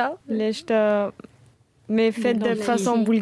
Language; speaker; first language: French; non-native, fluent; Bulgarian